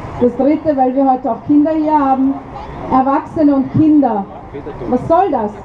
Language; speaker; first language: German; early bilingual, other home language; Arabic